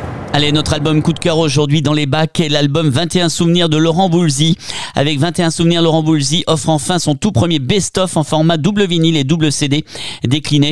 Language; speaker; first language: French; native; French